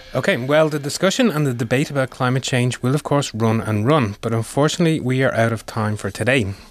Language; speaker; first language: English; native; English